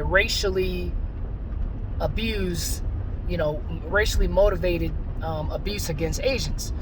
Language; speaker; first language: English; native; English